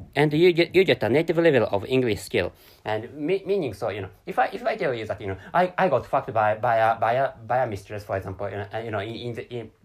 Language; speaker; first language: English; non-native, learner; Japanese